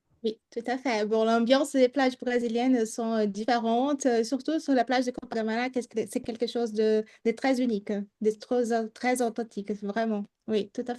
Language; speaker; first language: French; non-native, fluent; Portuguese